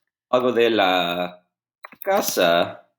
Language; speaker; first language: Spanish; non-native, fluent; English